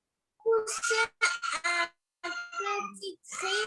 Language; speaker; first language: French; non-native, learner; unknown